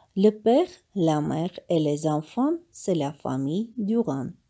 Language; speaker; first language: French; non-native, fluent; Armenian